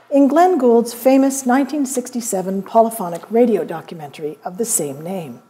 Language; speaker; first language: English; native; English